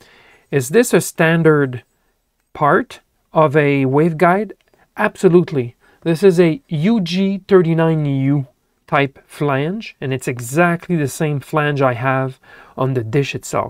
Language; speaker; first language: English; non-native, local second language; French